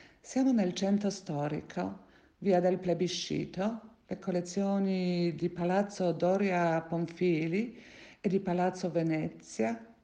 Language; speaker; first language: Italian; non-native, fluent; Polish